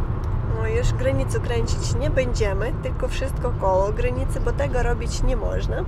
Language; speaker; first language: Polish; non-native, learner; Ukrainian